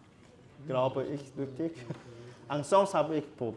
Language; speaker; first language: German; non-native, fluent; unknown